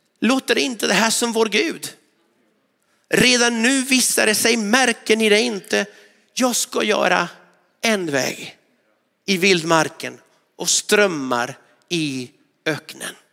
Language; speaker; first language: Swedish; non-native, fluent; Spanish